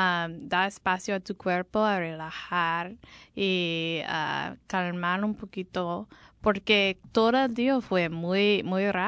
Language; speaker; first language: Spanish; non-native, learner; English